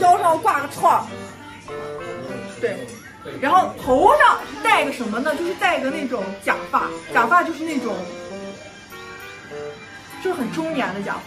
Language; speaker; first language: Chinese; native; Chinese